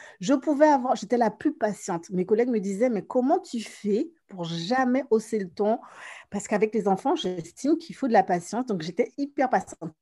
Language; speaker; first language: French; native; French